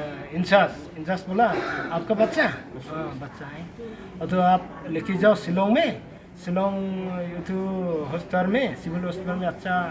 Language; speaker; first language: Hindi; non-native, local second language; Khasi